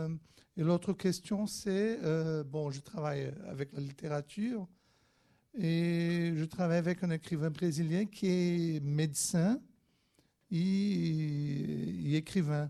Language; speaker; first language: French; non-native, fluent; Portuguese